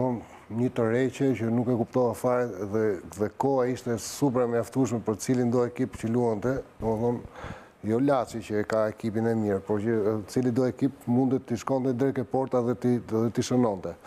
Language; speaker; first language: Albanian; native; Albanian